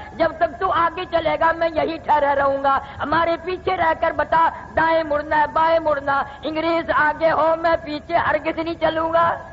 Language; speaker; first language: Urdu; non-native, local second language; Saraiki